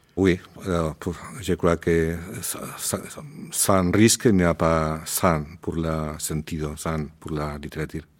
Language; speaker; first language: French; non-native, learner; Spanish